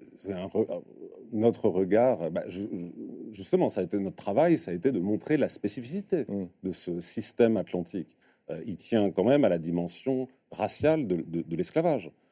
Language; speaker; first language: French; native; French